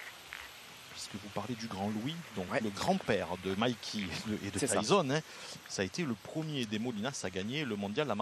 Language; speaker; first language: French; native; French